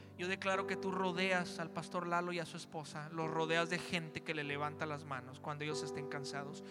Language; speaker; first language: Spanish; early bilingual, heritage; Spanish